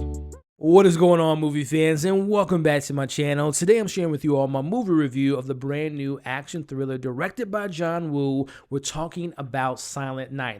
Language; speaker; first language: English; native; English